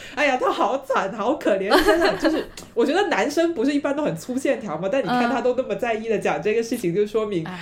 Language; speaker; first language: Chinese; non-native, local second language; Cantonese